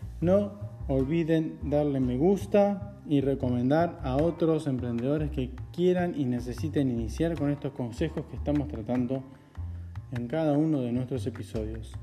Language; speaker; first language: Spanish; native; Spanish